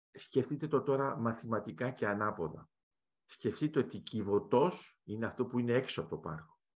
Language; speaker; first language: Greek; early bilingual, heritage; Greek